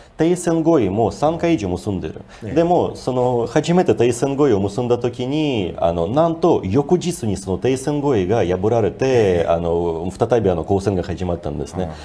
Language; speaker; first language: Japanese; non-native, fluent; Ukrainian